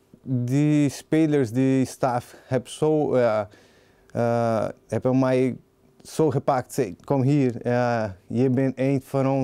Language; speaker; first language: Dutch; non-native, learner; Portuguese